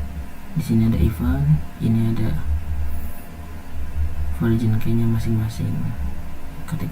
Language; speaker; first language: Indonesian; native; Indonesian